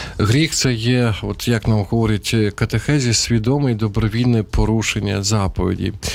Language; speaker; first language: Ukrainian; non-native, local second language; Russian